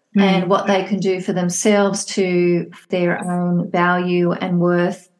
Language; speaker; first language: English; native; English